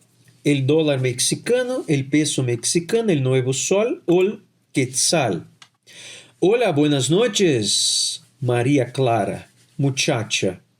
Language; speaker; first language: Spanish; non-native, fluent; Portuguese